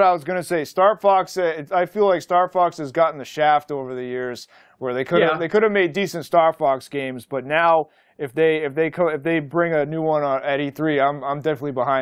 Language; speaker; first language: English; native; English